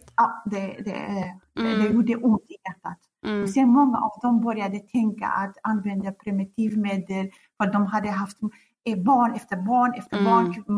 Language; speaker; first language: Swedish; non-native, fluent; Arabic